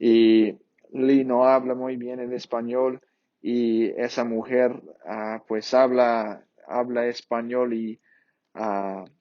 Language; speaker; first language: Spanish; non-native, fluent; English